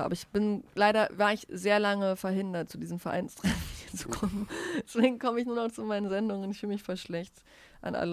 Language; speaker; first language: German; native; German